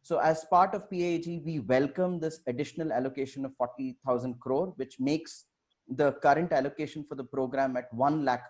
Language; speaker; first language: English; non-native, local second language; Hindi